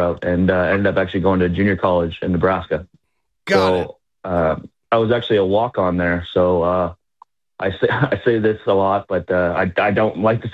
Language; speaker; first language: English; native; English